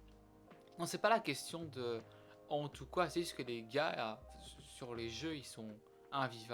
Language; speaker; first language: French; native; French